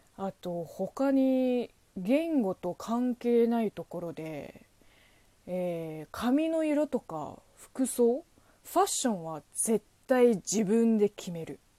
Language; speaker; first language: Japanese; non-native, fluent; Chinese